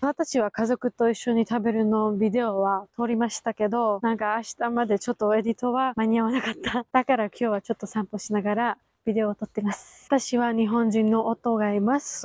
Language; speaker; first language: Japanese; non-native, learner; Georgian